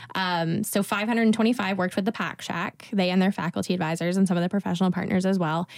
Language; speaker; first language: English; native; English